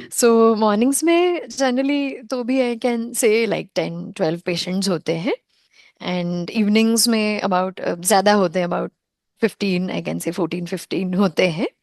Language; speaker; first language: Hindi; non-native, local second language; Konkani